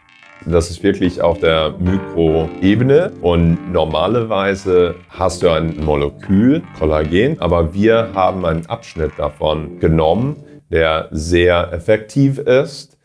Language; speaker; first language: German; non-native, fluent; English